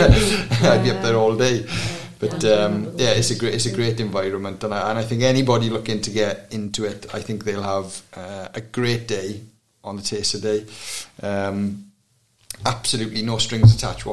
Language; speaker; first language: English; native; English